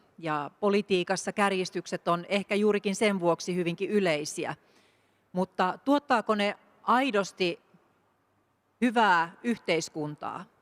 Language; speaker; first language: Finnish; native; Finnish